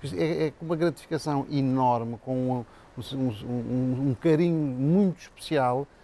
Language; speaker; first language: Portuguese; native; Portuguese